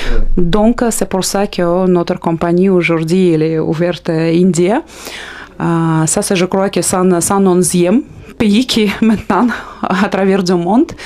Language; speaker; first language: French; non-native, fluent; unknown